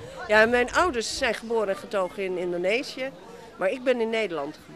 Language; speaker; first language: Dutch; non-native, local second language; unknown